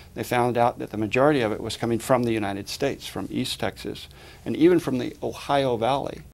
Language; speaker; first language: English; native; English